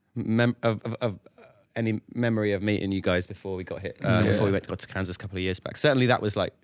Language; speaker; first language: English; native; English